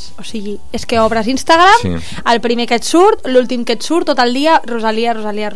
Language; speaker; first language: Catalan; native; Catalan